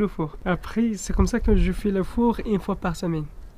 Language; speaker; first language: French; non-native, local second language; Arabic